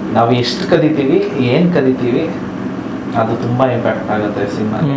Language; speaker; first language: Kannada; native; Kannada